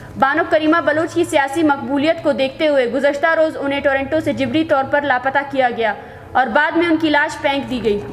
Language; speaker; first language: Urdu; non-native, local second language; Baluchi